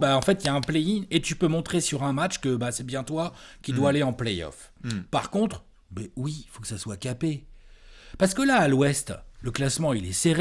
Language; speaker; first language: French; native; French